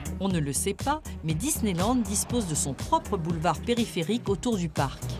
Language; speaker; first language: French; native; French